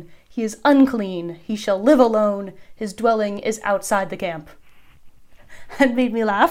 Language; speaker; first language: English; native; English